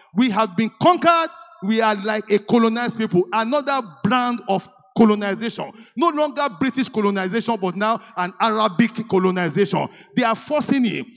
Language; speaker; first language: English; non-native, local second language; Yoruba